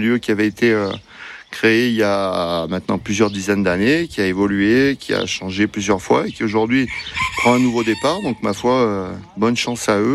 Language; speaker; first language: French; native; French